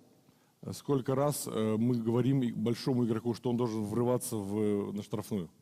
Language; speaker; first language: Russian; native; Russian